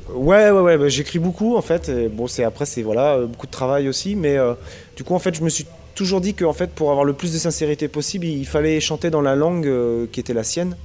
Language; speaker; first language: French; native; French